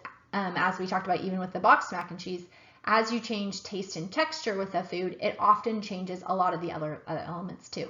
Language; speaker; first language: English; native; English